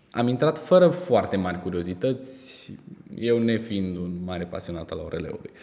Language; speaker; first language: Romanian; native; Romanian